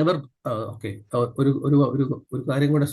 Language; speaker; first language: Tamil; non-native, learner; Malayalam